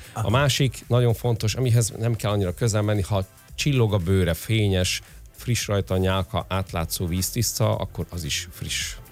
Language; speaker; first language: Hungarian; native; Hungarian